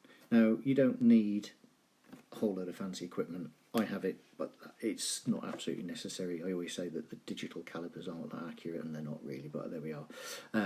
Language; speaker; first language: English; native; English